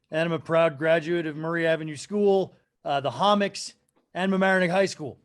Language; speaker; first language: English; native; English